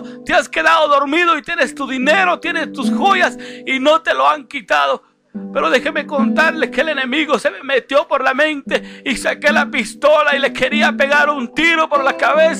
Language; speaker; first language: Spanish; native; Spanish